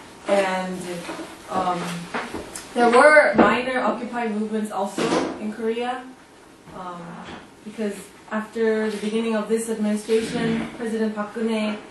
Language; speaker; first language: English; non-native, fluent; Korean